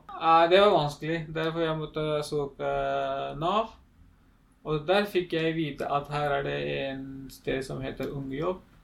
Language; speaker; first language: Norwegian; non-native, learner; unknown